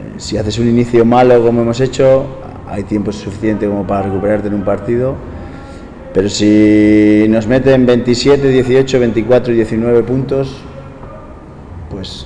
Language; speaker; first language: Spanish; native; Spanish